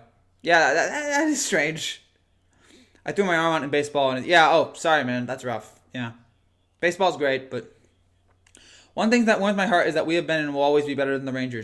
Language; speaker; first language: English; native; English